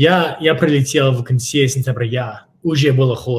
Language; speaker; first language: Russian; non-native, fluent; English